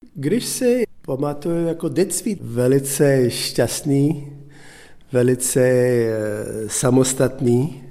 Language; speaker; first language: Czech; non-native, fluent; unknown